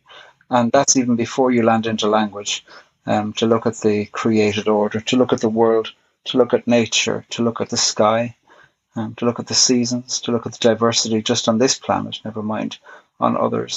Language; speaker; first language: English; native; English